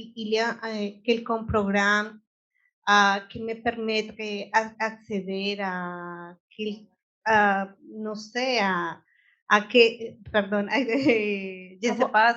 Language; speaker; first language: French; non-native, learner; Spanish